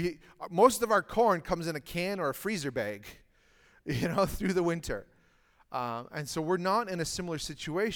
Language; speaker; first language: English; native; English